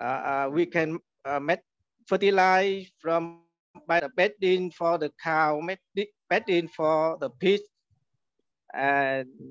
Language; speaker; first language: English; non-native, learner; Vietnamese